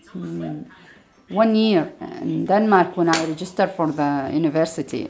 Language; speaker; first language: English; non-native, fluent; Arabic